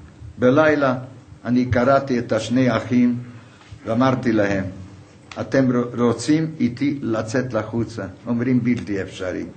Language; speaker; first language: Hebrew; non-native, fluent; Hungarian